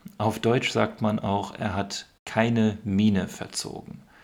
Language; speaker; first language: German; native; German